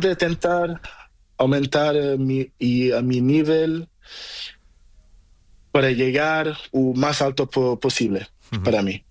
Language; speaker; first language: Spanish; non-native, learner; Portuguese